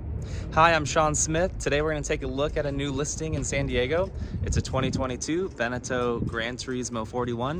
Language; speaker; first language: English; native; English